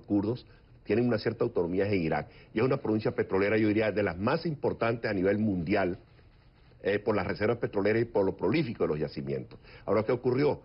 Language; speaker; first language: Spanish; native; Spanish